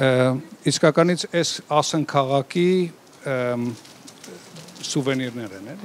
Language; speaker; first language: Dutch; native; Dutch